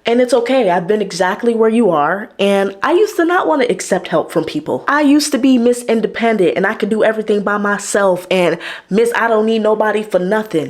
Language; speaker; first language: English; native; English